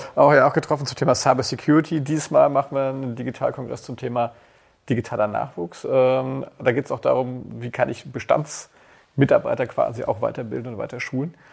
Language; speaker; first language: German; native; German